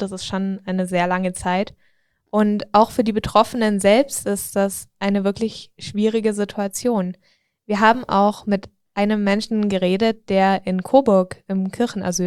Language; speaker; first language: German; native; German